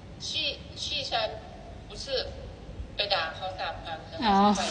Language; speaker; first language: Chinese; non-native, learner; Thai